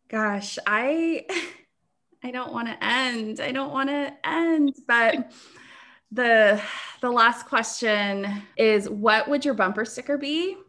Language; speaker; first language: English; early bilingual, other home language; Filipino